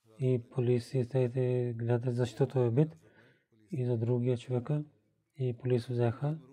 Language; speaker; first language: Bulgarian; non-native, fluent; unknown